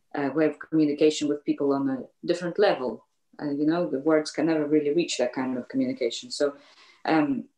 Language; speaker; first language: English; native; English